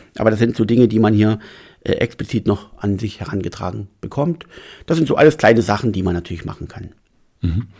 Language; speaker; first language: German; native; German